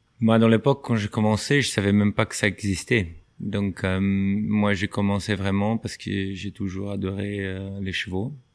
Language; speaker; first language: French; non-native, fluent; Portuguese